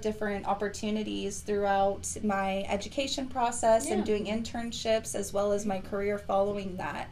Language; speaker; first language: English; native; English